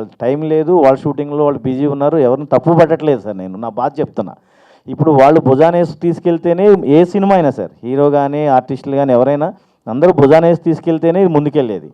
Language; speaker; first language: Telugu; native; Telugu